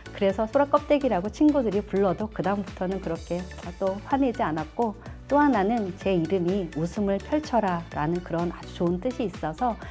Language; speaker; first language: Korean; native; Korean